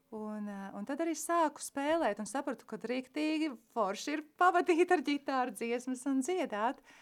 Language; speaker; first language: Latvian; native; Latvian